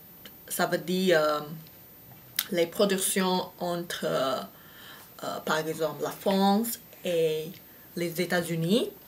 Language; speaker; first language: French; non-native, fluent; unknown